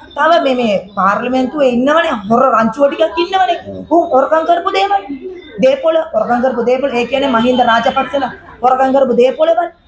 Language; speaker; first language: Sinhala; non-native, local second language; Tamil